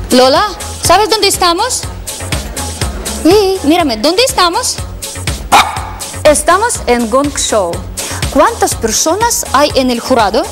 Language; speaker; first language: Spanish; non-native, learner; Russian